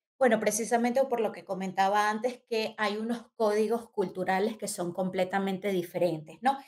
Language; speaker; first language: Spanish; native; Spanish